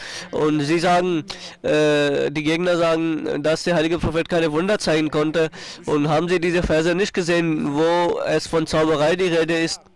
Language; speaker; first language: German; non-native, fluent; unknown